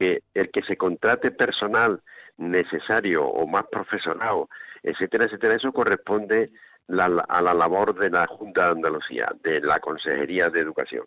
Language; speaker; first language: Spanish; native; Spanish